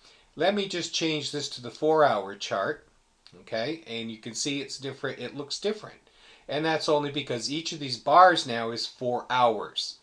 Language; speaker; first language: English; native; English